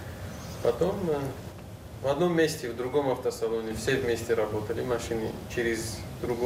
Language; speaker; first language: Russian; non-native, fluent; Uzbek